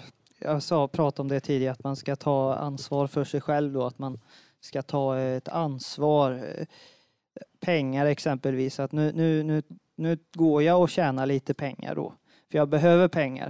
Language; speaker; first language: Swedish; native; Swedish